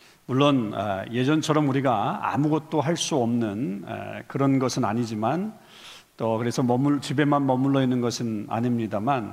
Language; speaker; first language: Korean; native; Korean